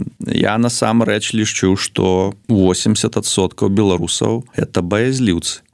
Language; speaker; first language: Belarusian; non-native, local second language; Russian